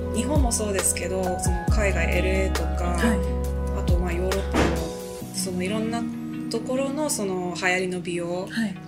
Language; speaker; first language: Japanese; non-native, fluent; English